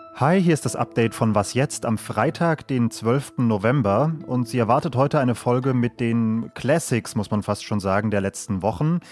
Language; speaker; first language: German; native; German